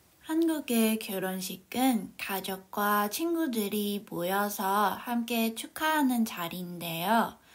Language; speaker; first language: Korean; non-native, fluent; Cantonese